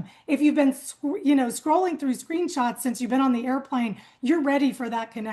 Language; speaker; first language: English; native; English